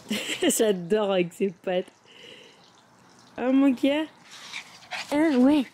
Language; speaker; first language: French; native; French